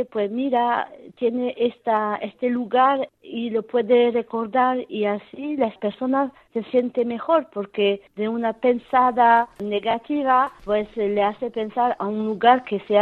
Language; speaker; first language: Spanish; non-native, fluent; French